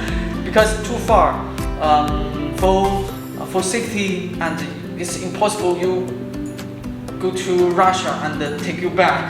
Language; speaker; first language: English; non-native, learner; Chinese